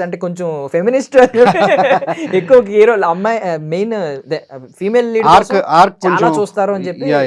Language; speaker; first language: Telugu; native; Telugu